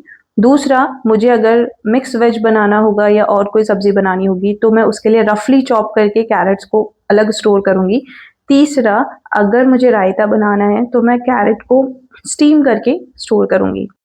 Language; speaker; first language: Hindi; native; Hindi